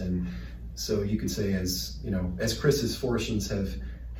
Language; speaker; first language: English; native; English